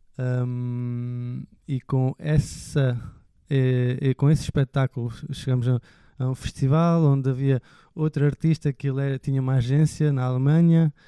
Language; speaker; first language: Portuguese; early bilingual, other home language; French